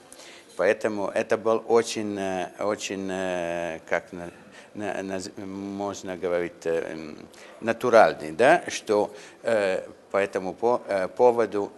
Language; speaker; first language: Russian; non-native, learner; Italian